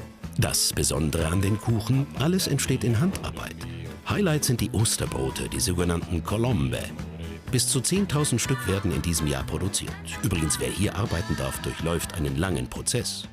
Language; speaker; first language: German; native; German